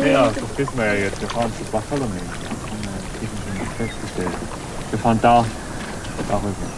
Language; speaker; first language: German; native; German